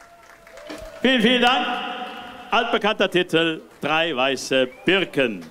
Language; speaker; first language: German; native; German